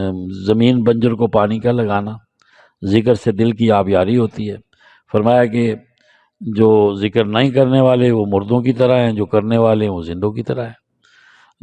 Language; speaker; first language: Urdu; non-native, local second language; Punjabi